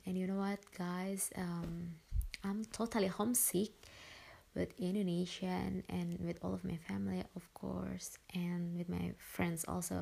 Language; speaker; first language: English; non-native, learner; Indonesian